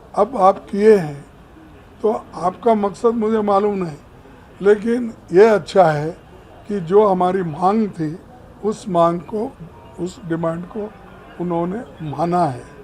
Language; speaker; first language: Hindi; non-native, local second language; Kannada